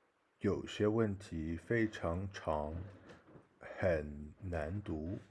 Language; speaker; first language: Chinese; non-native, learner; English